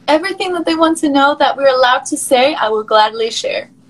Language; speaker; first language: English; early bilingual, other home language; Spanish